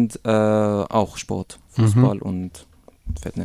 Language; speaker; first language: German; non-native, learner; Arabic